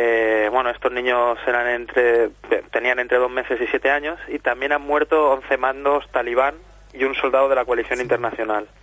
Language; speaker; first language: Spanish; native; Spanish